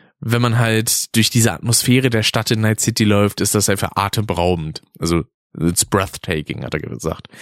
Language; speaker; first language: German; native; German